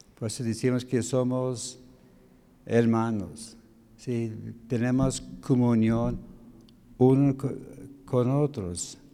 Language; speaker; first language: Spanish; non-native, fluent; English